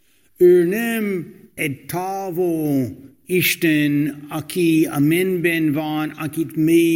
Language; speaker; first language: Hungarian; non-native, fluent; English